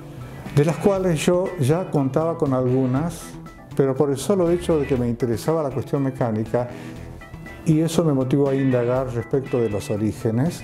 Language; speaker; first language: Spanish; native; Spanish